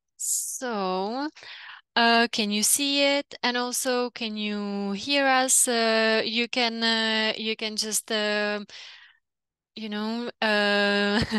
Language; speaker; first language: English; non-native, fluent; Czech